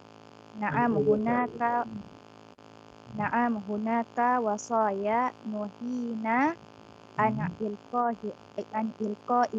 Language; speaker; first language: Arabic; non-native, learner; Indonesian